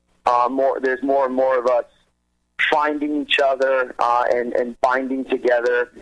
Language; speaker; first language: English; native; English